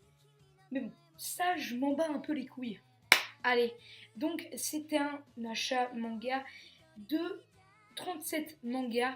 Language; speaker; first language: French; native; French